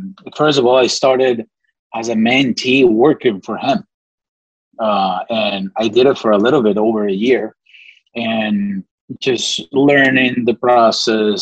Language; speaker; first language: English; non-native, fluent; Spanish